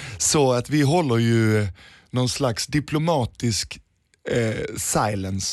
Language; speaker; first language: Swedish; early bilingual, other home language; Danish